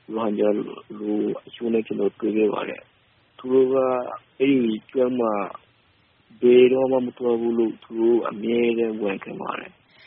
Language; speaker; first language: Burmese; non-native, local second language; Rohingya